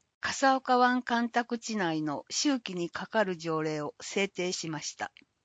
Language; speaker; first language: Japanese; native; Japanese